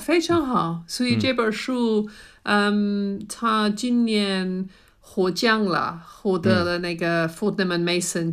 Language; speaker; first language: Chinese; non-native, fluent; English